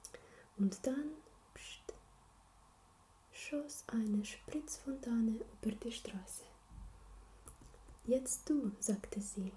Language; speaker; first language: German; non-native, learner; Slovenian